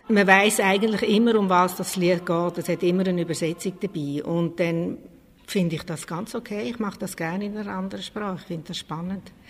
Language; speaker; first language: German; native; German